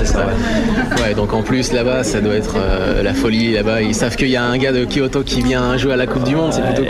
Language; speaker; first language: French; native; French